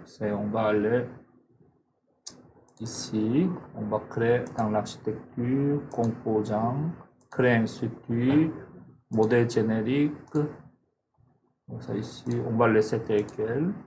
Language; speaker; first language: French; non-native, fluent; Korean